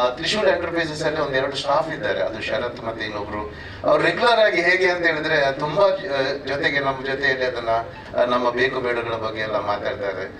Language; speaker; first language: Kannada; native; Kannada